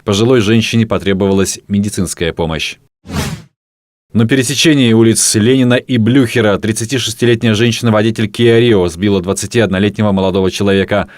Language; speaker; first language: Russian; native; Russian